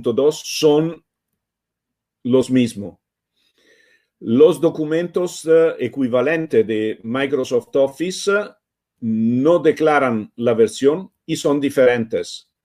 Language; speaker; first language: Spanish; non-native, fluent; Italian